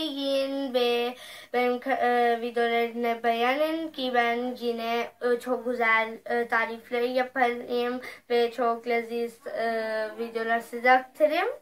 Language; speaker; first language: Turkish; non-native, fluent; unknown